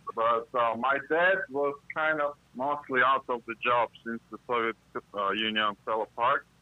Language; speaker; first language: English; non-native, fluent; Russian